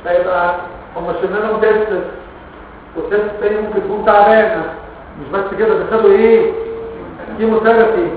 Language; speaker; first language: Arabic; native; Arabic